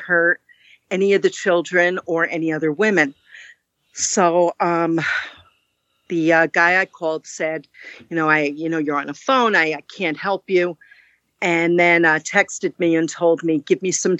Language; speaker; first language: English; native; English